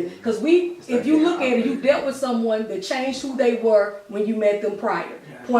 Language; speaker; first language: English; native; English